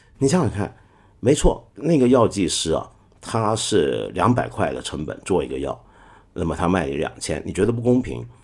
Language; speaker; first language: Chinese; non-native, local second language; Cantonese